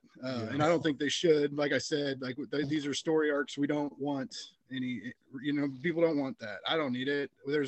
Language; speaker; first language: English; native; English